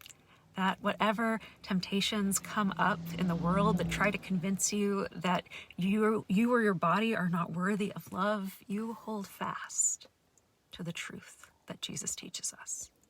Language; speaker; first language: English; native; English